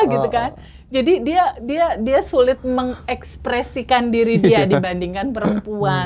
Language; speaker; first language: Indonesian; native; Indonesian